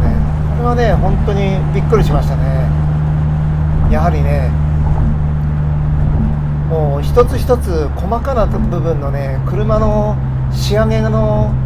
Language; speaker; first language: Japanese; native; Japanese